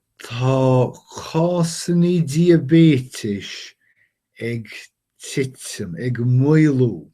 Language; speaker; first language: Irish; non-native, fluent; English